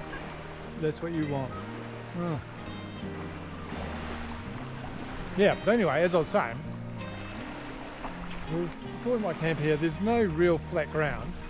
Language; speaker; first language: English; native; English